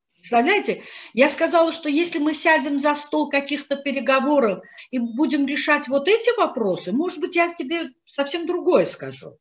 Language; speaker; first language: Russian; non-native, local second language; Azerbaijani